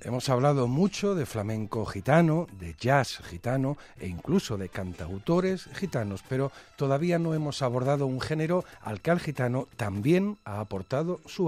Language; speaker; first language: Spanish; native; Spanish